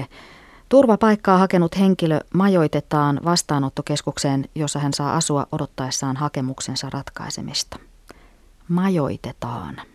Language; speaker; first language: Finnish; native; Finnish